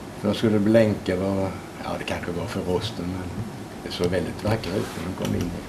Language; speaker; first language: Swedish; native; Swedish